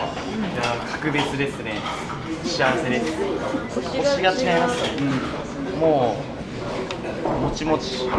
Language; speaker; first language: Japanese; native; Japanese